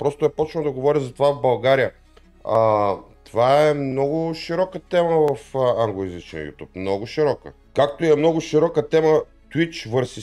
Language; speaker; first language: Bulgarian; native; Bulgarian